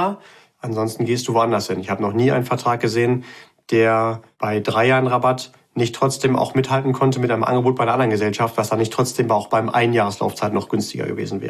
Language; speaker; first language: German; native; German